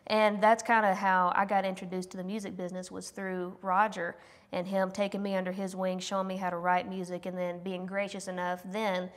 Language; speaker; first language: English; native; English